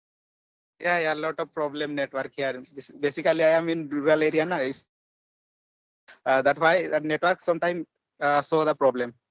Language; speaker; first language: English; non-native, learner; Odia